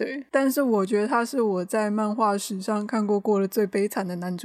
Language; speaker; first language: Chinese; native; Chinese